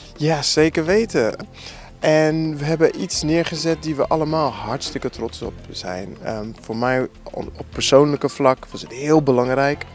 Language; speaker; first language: Dutch; non-native, fluent; English